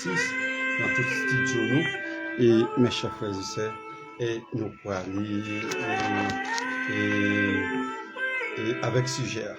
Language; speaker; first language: French; non-native, learner; Haitian Creole